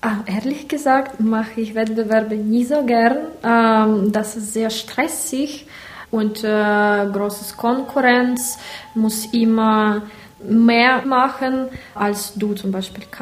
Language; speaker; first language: German; non-native, learner; Russian